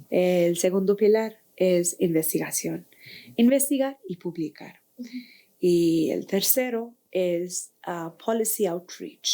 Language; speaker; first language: Spanish; non-native, fluent; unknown